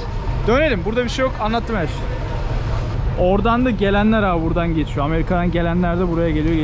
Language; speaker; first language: Turkish; native; Turkish